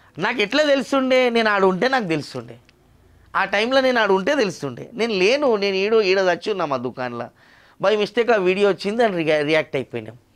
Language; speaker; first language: Telugu; non-native, local second language; Urdu